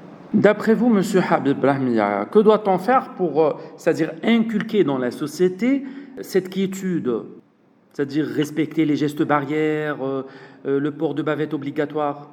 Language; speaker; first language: French; non-native, local second language; Arabic